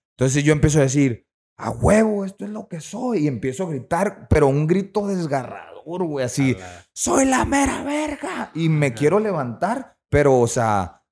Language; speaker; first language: Spanish; native; Spanish